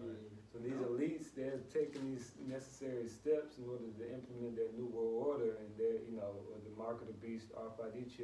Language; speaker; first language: English; native; English